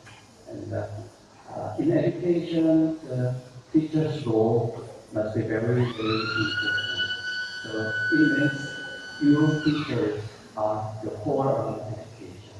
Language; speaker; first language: English; non-native, fluent; Korean